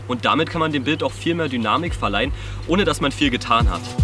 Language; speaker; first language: German; native; German